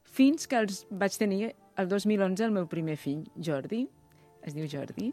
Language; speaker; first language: Catalan; non-native, fluent; Chinese